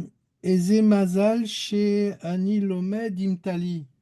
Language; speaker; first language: Hebrew; non-native, learner; French